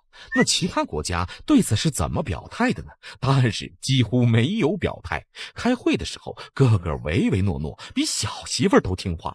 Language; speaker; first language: Chinese; native; Chinese